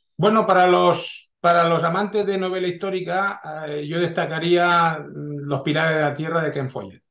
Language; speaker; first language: Spanish; early bilingual, heritage; Spanish